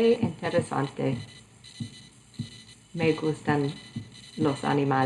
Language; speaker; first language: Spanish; non-native, fluent; English